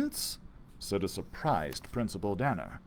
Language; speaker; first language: English; native; English